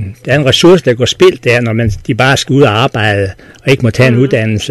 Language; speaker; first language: Danish; native; Danish